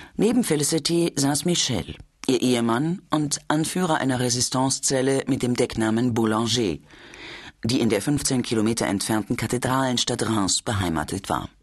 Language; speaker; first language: German; native; German